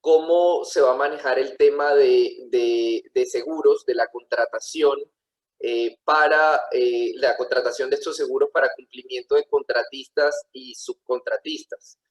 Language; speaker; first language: Spanish; native; Spanish